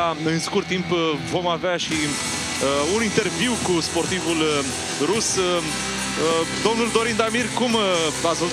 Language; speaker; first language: Romanian; native; Romanian